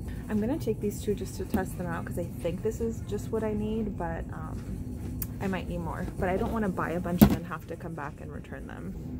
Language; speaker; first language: English; early bilingual, other home language; Spanish